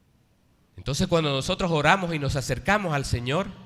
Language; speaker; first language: Spanish; native; Spanish